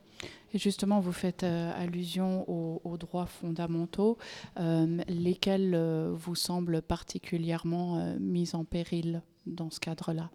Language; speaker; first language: French; native; French